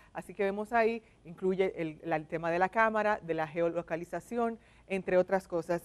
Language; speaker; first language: Spanish; native; Spanish